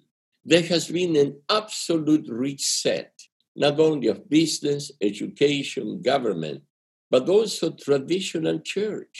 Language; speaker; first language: English; non-native, fluent; Spanish